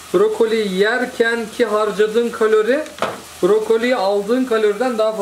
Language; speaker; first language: Turkish; native; Turkish